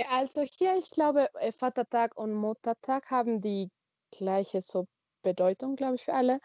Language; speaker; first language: German; non-native, learner; Spanish